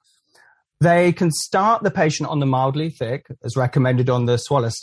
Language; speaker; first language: English; native; English